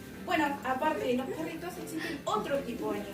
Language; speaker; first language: Spanish; native; Spanish